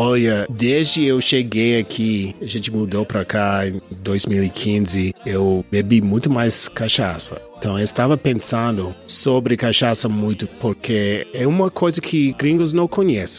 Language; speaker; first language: Portuguese; non-native, learner; English